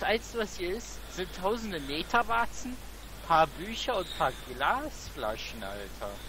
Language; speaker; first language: German; native; German